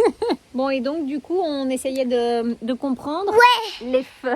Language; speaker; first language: French; native; French